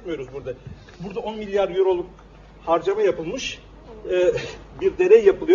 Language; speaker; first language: Turkish; native; Turkish